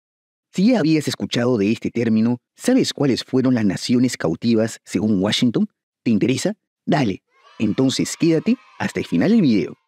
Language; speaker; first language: Spanish; native; Spanish